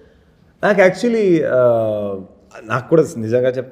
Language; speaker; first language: Telugu; non-native, learner; Kannada